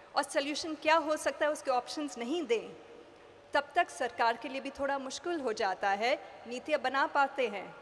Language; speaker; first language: Hindi; native; Hindi